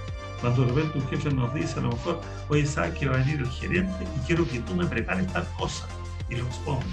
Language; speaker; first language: Spanish; native; Spanish